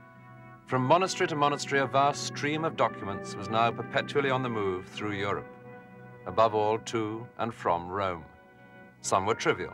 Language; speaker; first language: English; native; English